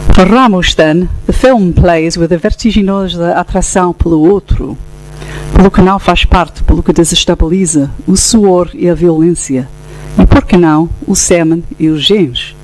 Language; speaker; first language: Portuguese; non-native, fluent; English